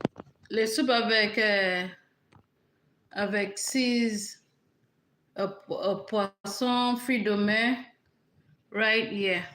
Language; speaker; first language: French; non-native, learner; English